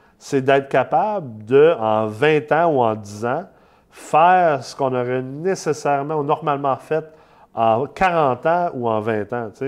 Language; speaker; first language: French; native; French